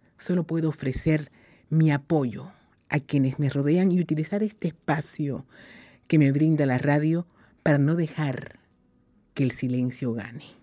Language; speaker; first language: Spanish; native; Spanish